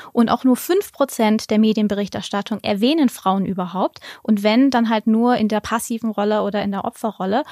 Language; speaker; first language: German; native; German